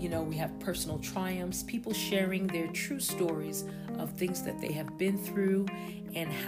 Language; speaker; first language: English; native; English